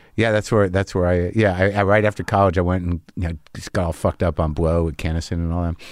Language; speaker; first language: English; native; English